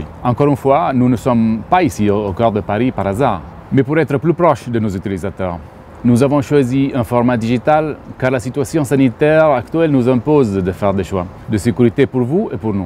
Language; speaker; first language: French; native; French